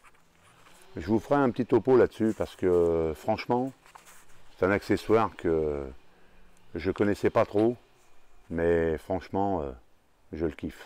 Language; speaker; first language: French; native; French